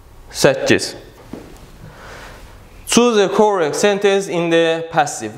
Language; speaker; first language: English; non-native, fluent; Azerbaijani